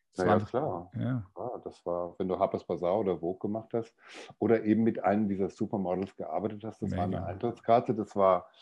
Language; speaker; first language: German; native; German